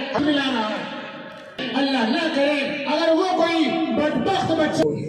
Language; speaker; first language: Urdu; native; Urdu